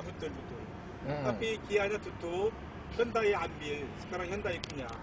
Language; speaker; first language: Indonesian; non-native, learner; Korean